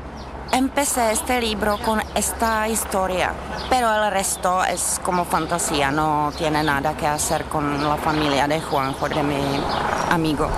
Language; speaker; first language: Spanish; non-native, fluent; Czech